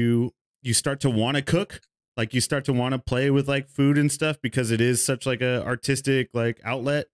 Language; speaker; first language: English; native; English